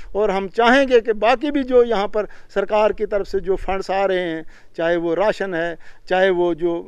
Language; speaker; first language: Hindi; native; Hindi